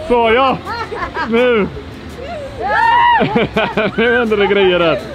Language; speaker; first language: Swedish; native; Swedish